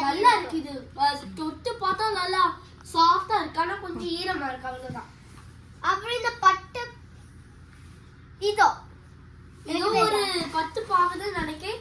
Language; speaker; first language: Tamil; early bilingual, heritage; Tamil